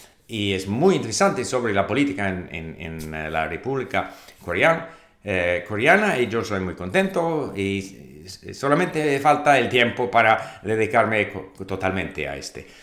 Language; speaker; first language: Spanish; non-native, fluent; English